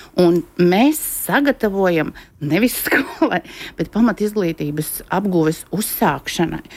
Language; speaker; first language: Latvian; native; Latvian